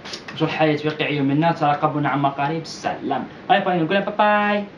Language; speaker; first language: Arabic; native; Arabic